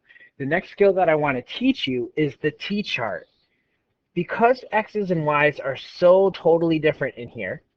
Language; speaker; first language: English; native; English